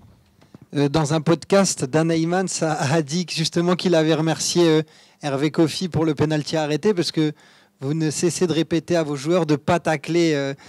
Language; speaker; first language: French; native; French